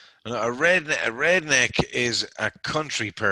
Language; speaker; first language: English; native; English